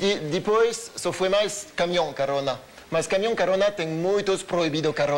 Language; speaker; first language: Portuguese; non-native, learner; French